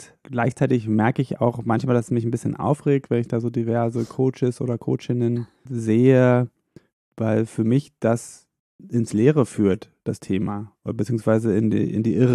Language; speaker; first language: German; native; German